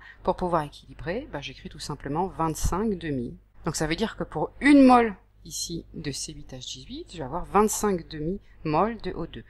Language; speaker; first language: French; native; French